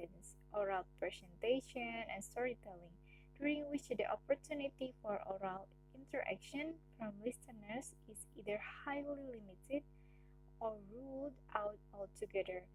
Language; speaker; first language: English; non-native, learner; Indonesian